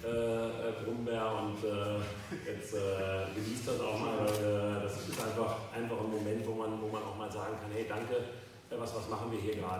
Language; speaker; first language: German; native; German